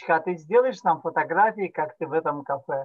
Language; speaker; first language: Russian; native; Russian